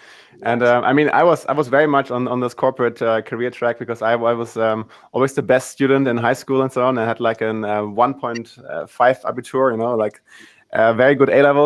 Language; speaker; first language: English; non-native, fluent; German